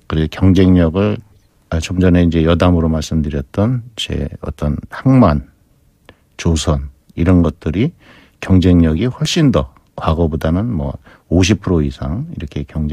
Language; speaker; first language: Korean; native; Korean